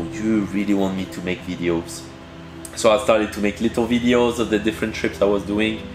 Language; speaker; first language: English; early bilingual, heritage; French